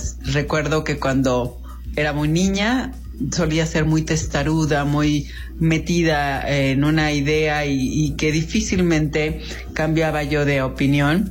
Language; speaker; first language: Spanish; native; Spanish